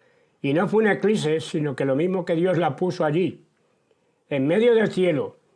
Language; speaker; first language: Spanish; native; Spanish